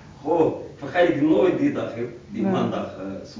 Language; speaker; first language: Dutch; non-native, learner; Arabic